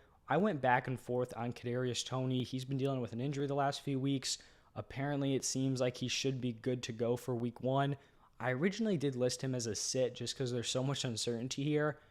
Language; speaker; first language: English; native; English